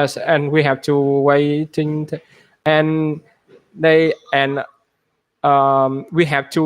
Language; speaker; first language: English; non-native, learner; Vietnamese